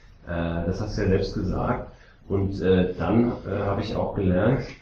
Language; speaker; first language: German; native; German